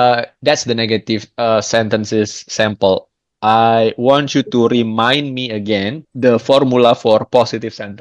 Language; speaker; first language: English; non-native, fluent; Indonesian